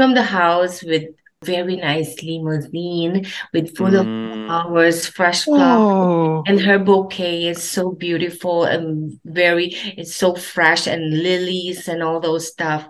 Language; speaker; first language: English; non-native, local second language; Filipino